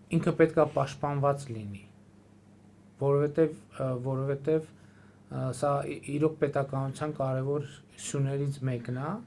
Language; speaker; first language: Armenian; native; Armenian